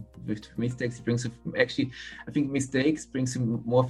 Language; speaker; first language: English; non-native, fluent; German